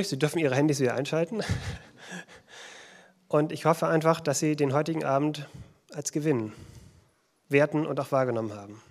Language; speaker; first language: German; native; German